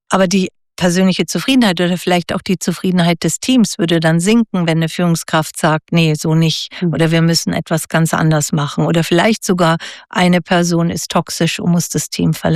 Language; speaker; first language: German; native; German